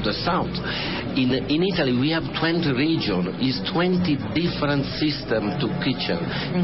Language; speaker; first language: English; non-native, learner; Italian